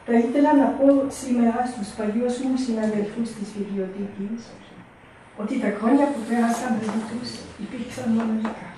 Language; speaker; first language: Greek; non-native, fluent; French